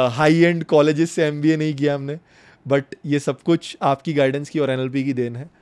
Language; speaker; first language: Hindi; native; Hindi